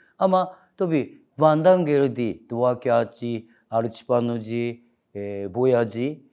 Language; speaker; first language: Turkish; non-native, learner; Japanese